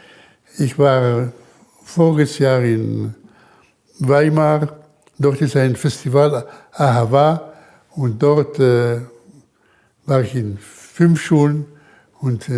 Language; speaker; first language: German; early bilingual, heritage; German